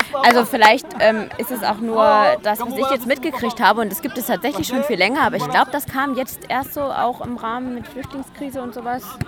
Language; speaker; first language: German; native; German